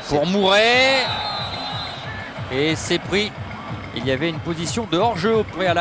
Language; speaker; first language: French; native; French